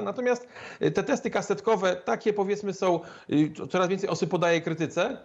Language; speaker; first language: Polish; native; Polish